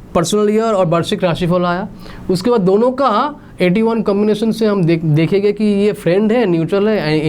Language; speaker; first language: Hindi; non-native, local second language; Bangla